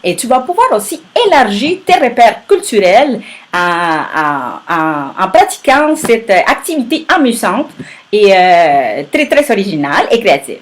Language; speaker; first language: French; native; French